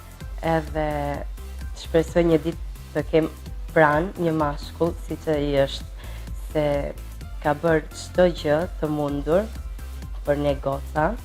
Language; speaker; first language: Albanian; early bilingual, heritage; Albanian